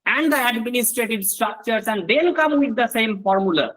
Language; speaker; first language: English; non-native, local second language; Bangla